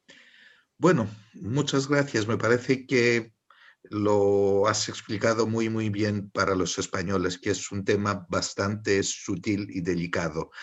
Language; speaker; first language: Spanish; non-native, fluent; Greek